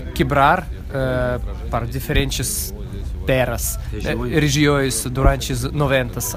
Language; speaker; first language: Portuguese; non-native, learner; Russian